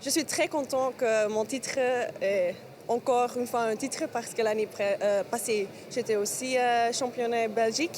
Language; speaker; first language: French; non-native, local second language; Dutch